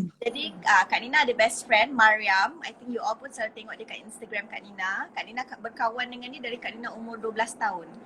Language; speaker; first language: Malay; native; Malay